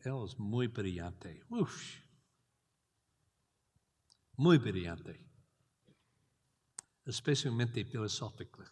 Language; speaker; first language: Spanish; non-native, learner; English